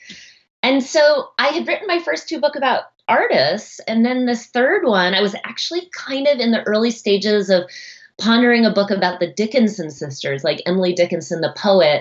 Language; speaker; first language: English; native; English